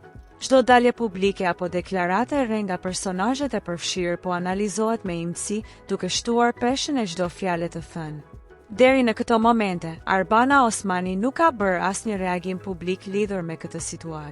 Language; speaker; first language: Albanian; native; Albanian